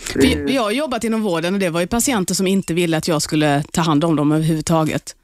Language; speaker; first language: Swedish; native; Swedish